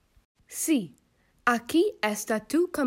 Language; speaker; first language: Spanish; non-native, learner; English